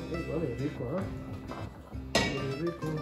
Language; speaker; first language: Spanish; non-native, fluent; English